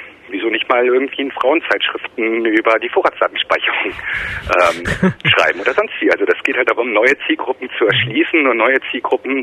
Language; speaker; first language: German; native; German